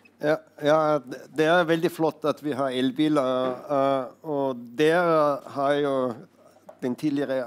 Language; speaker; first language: Norwegian; non-native, fluent; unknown